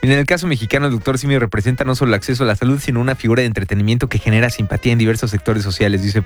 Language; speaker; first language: Spanish; native; Spanish